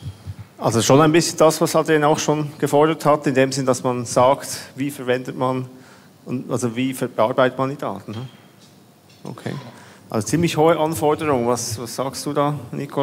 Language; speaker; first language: German; native; German